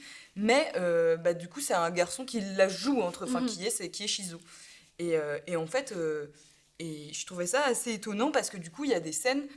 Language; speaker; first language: French; native; French